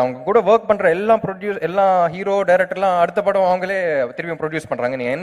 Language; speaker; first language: Tamil; non-native, local second language; Telugu